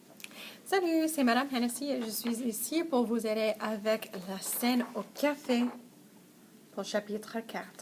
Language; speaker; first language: French; non-native, fluent; English